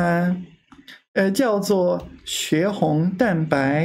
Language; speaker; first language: Chinese; non-native, learner; English